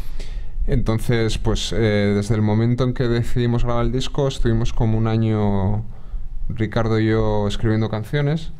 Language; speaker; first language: Spanish; native; Spanish